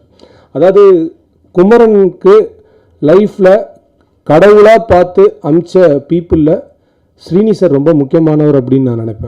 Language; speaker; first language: Tamil; native; Tamil